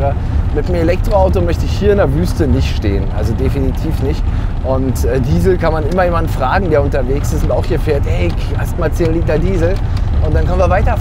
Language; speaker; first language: German; native; German